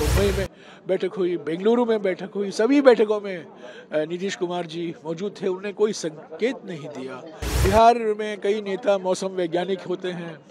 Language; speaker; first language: Hindi; non-native, local second language; Tamil